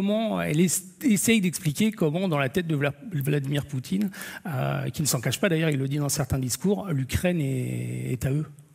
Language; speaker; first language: French; native; French